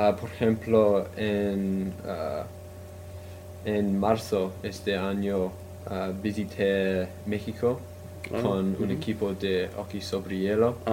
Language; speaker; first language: Spanish; non-native, fluent; English